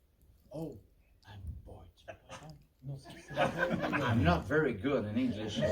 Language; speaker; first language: English; non-native, learner; French